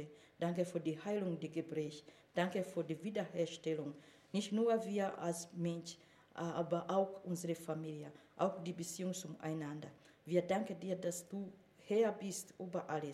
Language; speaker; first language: German; non-native, fluent; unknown